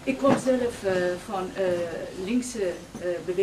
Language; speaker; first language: Dutch; non-native, fluent; Persian